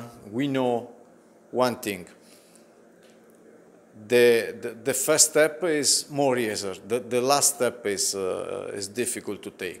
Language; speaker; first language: English; non-native, learner; Italian